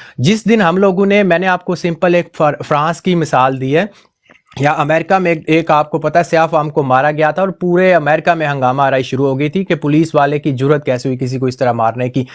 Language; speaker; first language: Urdu; non-native, local second language; Punjabi